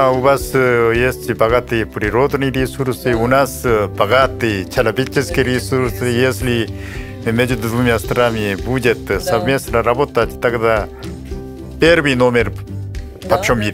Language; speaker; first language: Russian; non-native, learner; Korean